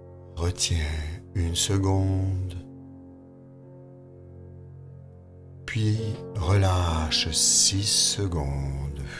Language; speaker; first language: French; native; French